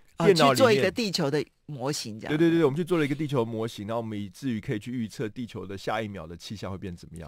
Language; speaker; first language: Chinese; native; Chinese